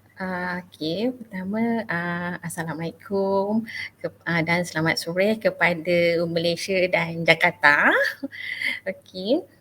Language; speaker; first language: Malay; native; Malay